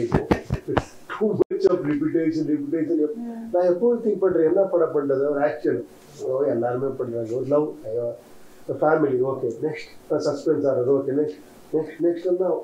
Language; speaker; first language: Tamil; non-native, learner; Kannada